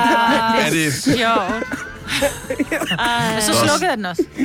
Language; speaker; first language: Danish; native; Danish